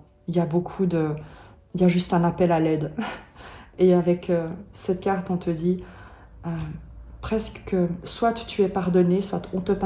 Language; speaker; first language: French; native; French